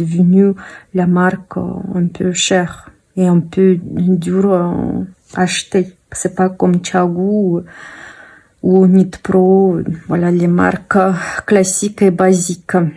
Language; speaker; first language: French; non-native, fluent; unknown